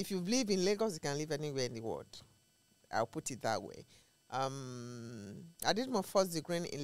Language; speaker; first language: English; non-native, local second language; Esan